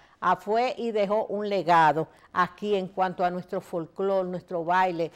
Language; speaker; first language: Spanish; native; Spanish